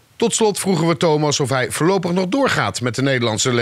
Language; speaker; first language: Dutch; native; Dutch